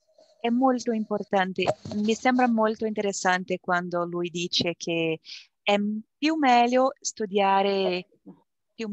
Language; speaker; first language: Italian; non-native, learner; Portuguese